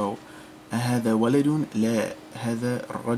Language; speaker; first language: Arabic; non-native, fluent; English